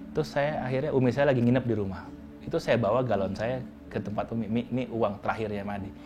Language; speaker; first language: Indonesian; native; Indonesian